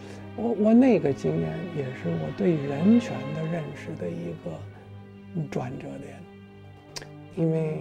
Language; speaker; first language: Chinese; non-native, fluent; English